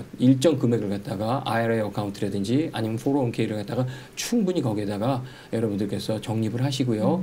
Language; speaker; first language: Korean; native; Korean